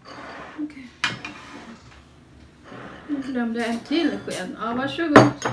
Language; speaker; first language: Swedish; non-native, learner; Thai